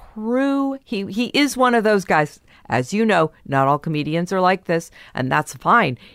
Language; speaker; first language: English; native; English